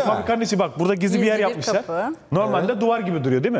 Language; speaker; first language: Turkish; native; Turkish